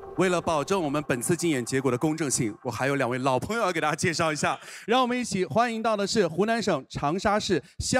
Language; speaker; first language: Chinese; native; Chinese